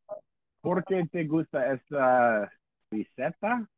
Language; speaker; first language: Spanish; non-native, learner; English